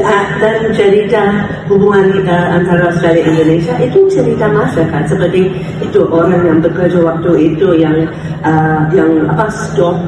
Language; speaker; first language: Indonesian; non-native, fluent; English